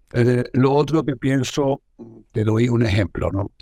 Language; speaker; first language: Spanish; non-native, fluent; Arabic